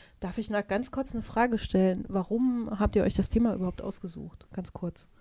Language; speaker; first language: German; native; German